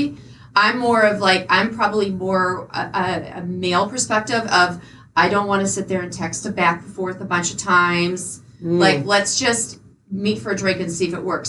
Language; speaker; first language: English; native; English